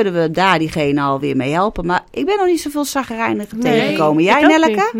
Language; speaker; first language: Dutch; native; Dutch